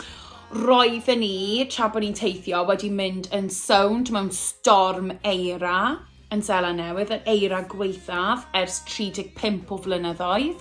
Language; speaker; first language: Welsh; native; Welsh